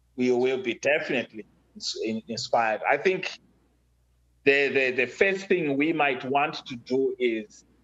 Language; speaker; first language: English; non-native, local second language; Shona